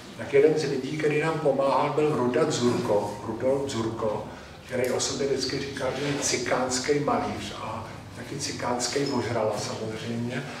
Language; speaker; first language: Czech; native; Czech